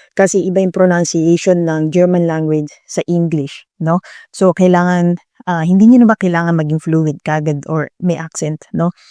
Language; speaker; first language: Filipino; native; Filipino